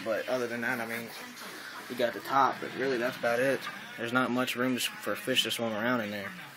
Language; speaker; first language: English; native; English